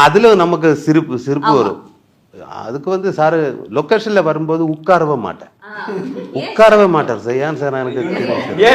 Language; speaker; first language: Tamil; non-native, learner; Malayalam